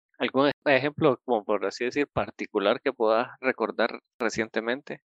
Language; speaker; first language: Spanish; native; Spanish